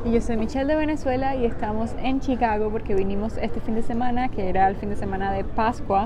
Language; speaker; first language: Spanish; native; Spanish